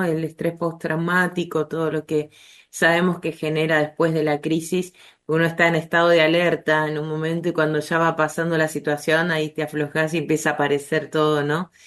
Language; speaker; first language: Spanish; native; Spanish